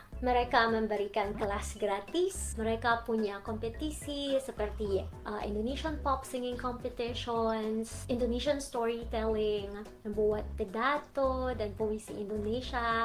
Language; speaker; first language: Indonesian; non-native, learner; Filipino